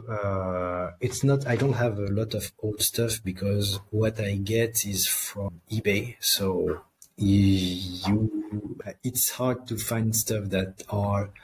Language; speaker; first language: English; non-native, fluent; French